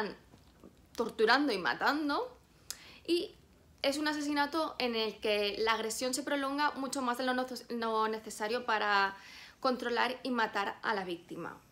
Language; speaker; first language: Spanish; native; Spanish